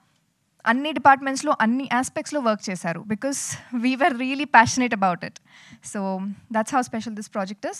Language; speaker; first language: Telugu; non-native, fluent; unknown